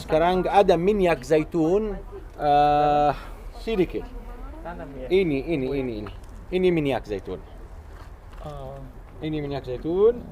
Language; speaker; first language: Indonesian; non-native, learner; Arabic